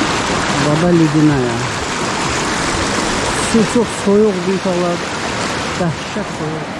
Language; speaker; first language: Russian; non-native, fluent; Azerbaijani